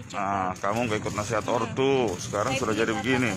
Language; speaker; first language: Indonesian; native; Indonesian